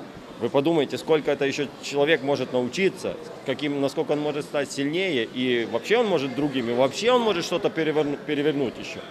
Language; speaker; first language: Russian; native; Russian